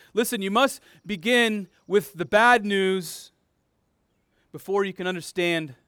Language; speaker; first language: English; native; English